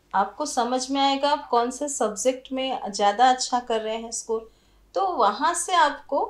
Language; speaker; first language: Hindi; native; Hindi